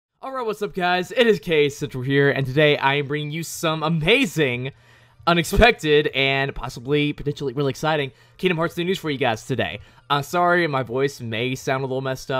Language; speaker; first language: English; native; English